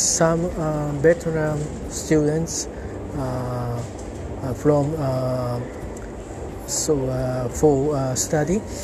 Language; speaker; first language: English; non-native, learner; Japanese